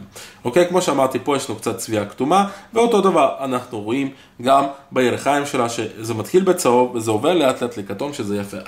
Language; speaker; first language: Hebrew; native; Hebrew